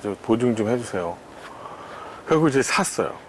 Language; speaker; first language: Korean; native; Korean